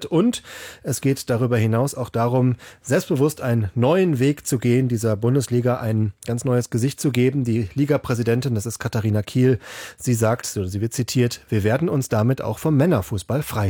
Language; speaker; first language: German; native; German